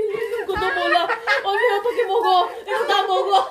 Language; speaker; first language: Korean; non-native, learner; Filipino